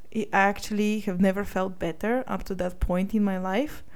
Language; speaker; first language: English; non-native, fluent; Bulgarian